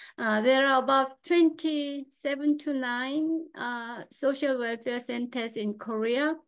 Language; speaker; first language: English; non-native, fluent; Korean